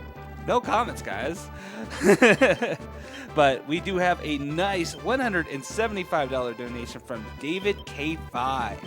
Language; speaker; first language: English; native; English